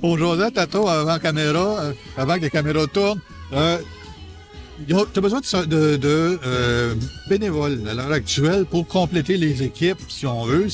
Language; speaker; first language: French; native; French